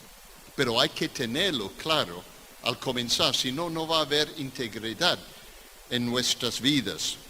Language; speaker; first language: Spanish; non-native, fluent; English